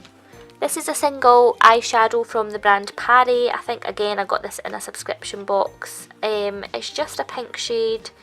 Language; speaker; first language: English; native; English